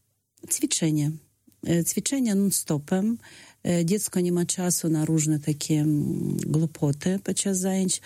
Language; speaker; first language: Polish; non-native, learner; Ukrainian